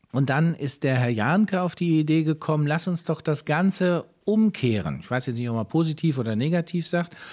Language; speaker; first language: German; native; German